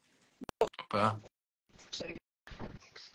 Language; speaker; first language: Hebrew; native; Hebrew